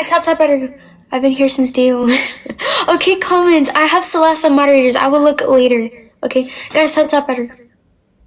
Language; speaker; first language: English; non-native, fluent; Amharic